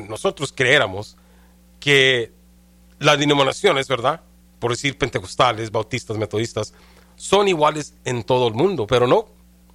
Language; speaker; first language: Spanish; early bilingual, heritage; Spanish